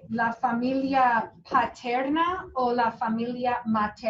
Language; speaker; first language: Spanish; non-native, fluent; English